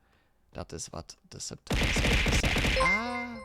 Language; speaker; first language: Dutch; non-native, learner; English